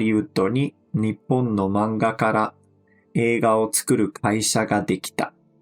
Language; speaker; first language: Japanese; non-native, fluent; English